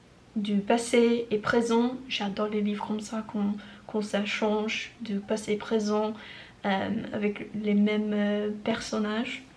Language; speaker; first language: French; non-native, learner; English